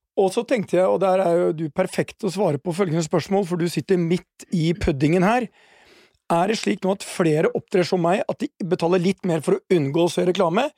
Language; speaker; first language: Norwegian; native; Norwegian